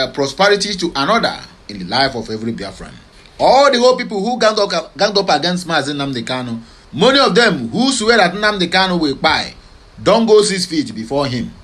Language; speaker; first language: English; non-native, local second language; Igbo